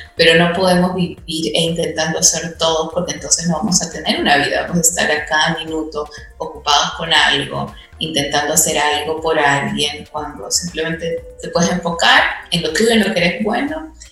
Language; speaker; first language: Spanish; native; Spanish